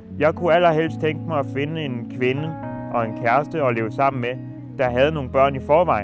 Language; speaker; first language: Danish; native; Danish